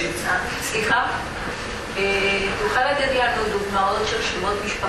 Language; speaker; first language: Hebrew; non-native, fluent; Spanish